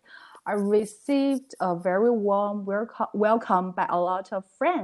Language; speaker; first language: English; non-native, learner; Chinese